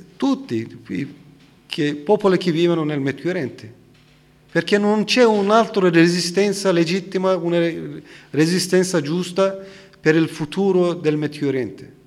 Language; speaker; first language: Italian; non-native, learner; Turkish